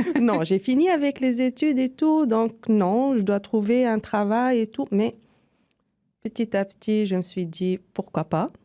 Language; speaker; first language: French; non-native, local second language; Arabic